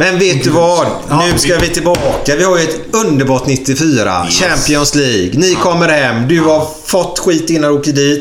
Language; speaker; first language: Swedish; native; Swedish